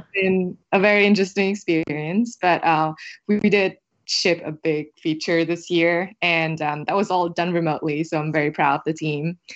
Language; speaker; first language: English; non-native, fluent; Vietnamese